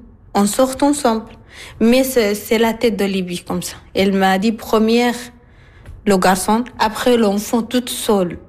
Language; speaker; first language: French; non-native, learner; Arabic